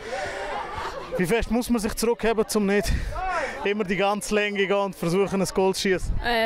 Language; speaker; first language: German; native; German